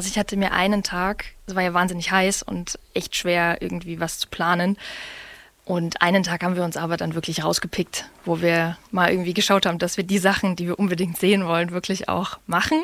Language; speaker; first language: German; native; German